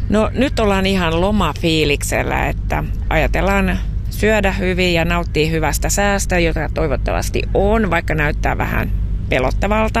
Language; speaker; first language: Finnish; native; Finnish